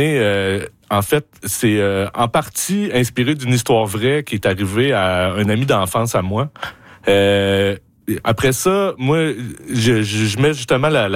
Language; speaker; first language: French; native; French